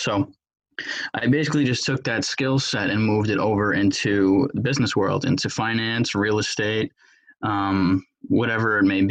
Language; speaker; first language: English; native; English